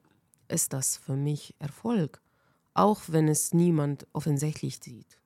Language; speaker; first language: German; non-native, fluent; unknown